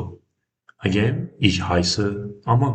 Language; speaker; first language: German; non-native, fluent; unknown